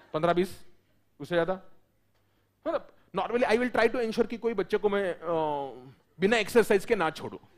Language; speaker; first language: Hindi; non-native, local second language; Marathi